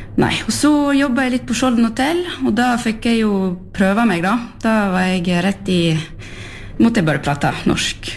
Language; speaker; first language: Norwegian; non-native, fluent; French